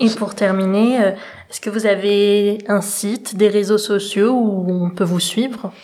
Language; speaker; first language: French; native; French